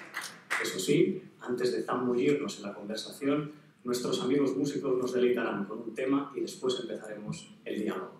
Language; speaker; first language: Spanish; native; Spanish